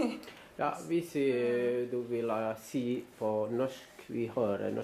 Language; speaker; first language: Norwegian; non-native, learner; Oromo